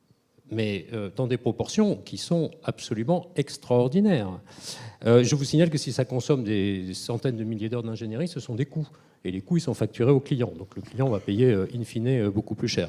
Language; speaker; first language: French; native; French